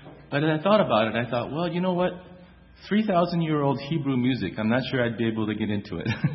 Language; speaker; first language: English; native; English